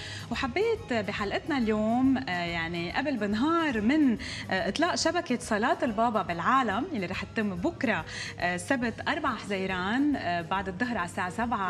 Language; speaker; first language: Arabic; native; Arabic